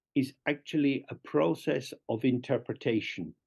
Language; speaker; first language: English; native; English